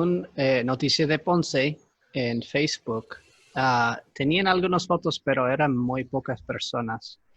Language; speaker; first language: Spanish; non-native, fluent; English